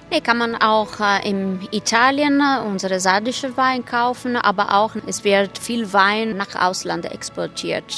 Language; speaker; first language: German; non-native, fluent; Italian